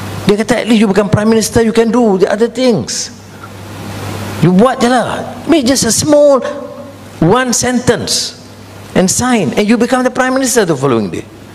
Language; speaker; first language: English; non-native, local second language; Malay